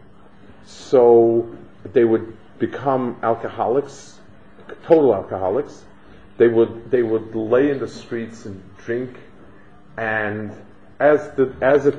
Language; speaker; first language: English; native; English